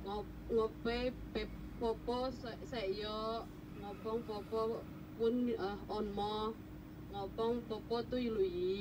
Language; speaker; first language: Cantonese; non-native, learner; Indonesian